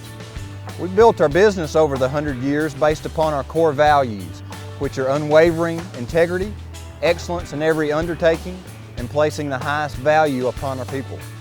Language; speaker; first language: English; native; English